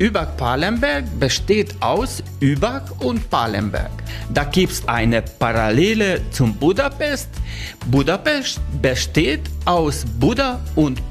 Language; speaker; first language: German; non-native, learner; Hungarian